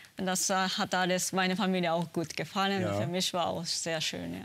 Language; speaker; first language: German; non-native, learner; Japanese